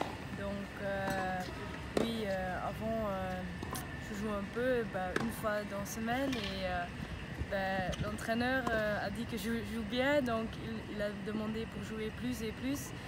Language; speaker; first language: French; non-native, learner; Dutch